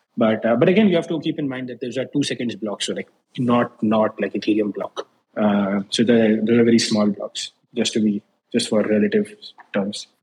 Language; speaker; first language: English; non-native, local second language; Hindi